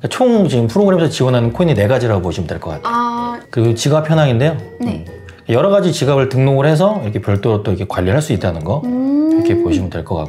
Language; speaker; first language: Korean; native; Korean